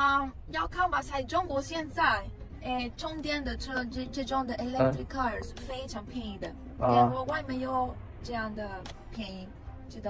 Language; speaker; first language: Chinese; non-native, learner; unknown